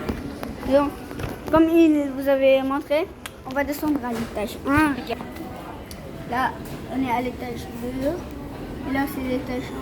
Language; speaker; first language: French; non-native, learner; Arabic